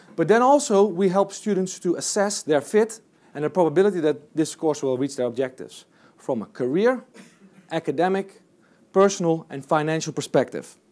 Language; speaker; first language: English; non-native, fluent; Dutch